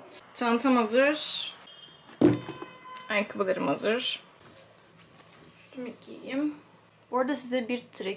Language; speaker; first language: Turkish; native; Turkish